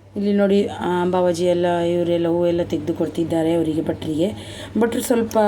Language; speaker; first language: Kannada; native; Kannada